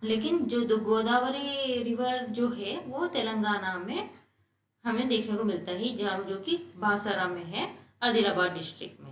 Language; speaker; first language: Hindi; non-native, local second language; Telugu